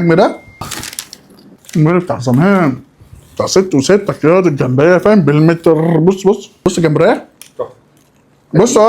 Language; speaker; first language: Arabic; native; Arabic